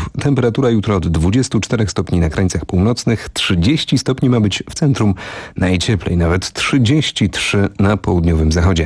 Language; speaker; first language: Polish; native; Polish